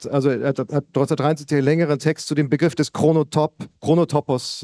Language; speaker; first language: German; native; German